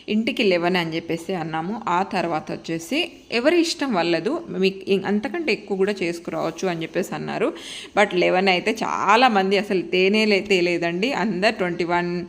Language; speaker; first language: Telugu; native; Telugu